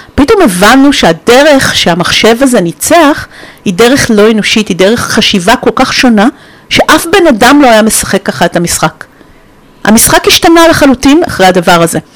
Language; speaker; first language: Hebrew; non-native, fluent; Romanian